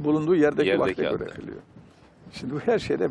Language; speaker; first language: Turkish; native; Turkish